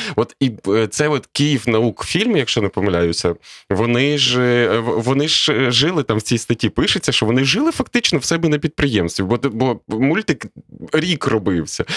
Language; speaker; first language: Ukrainian; native; Ukrainian